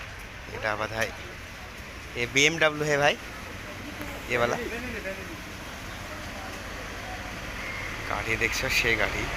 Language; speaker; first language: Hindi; non-native, local second language; Bangla